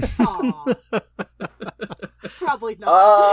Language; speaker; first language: English; native; English